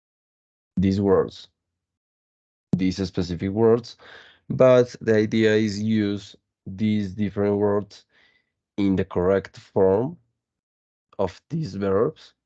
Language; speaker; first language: English; non-native, fluent; Spanish